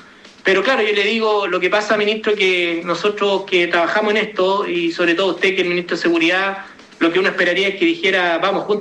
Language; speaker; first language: Spanish; native; Spanish